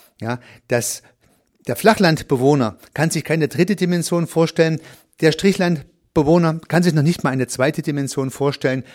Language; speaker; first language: German; native; German